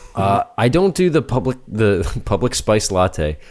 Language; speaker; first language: English; native; English